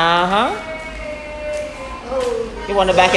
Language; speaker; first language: English; native; English